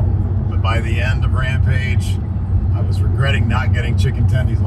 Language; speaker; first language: English; native; English